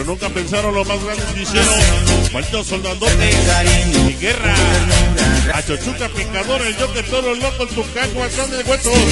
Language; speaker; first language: Spanish; native; Spanish